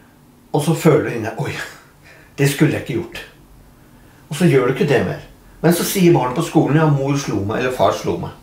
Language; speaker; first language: Norwegian; native; Norwegian